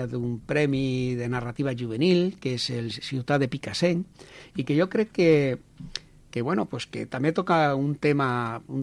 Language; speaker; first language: Catalan; non-native, local second language; Spanish